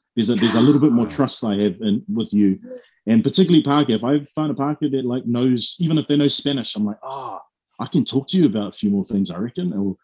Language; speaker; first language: English; native; English